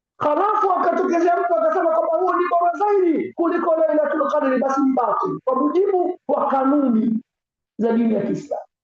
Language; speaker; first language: Swahili; native; Swahili